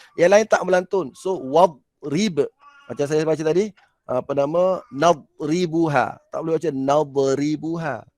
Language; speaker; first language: Malay; native; Malay